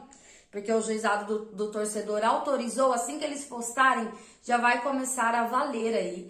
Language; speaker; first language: Portuguese; native; Portuguese